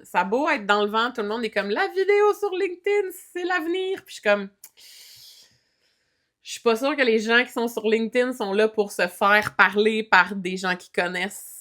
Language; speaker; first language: French; native; French